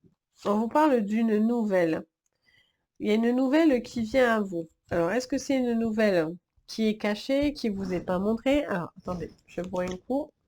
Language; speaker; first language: French; native; French